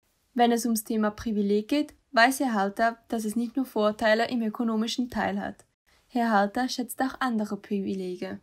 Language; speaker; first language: German; native; German